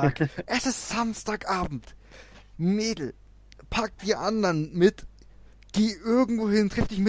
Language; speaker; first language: German; native; German